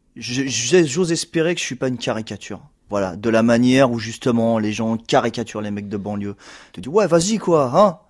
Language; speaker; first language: French; native; French